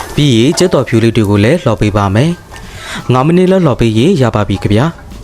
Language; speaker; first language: Burmese; native; Burmese